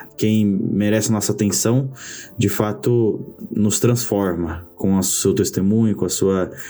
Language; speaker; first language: Portuguese; native; Portuguese